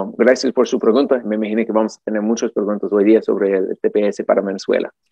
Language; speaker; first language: Spanish; non-native, fluent; English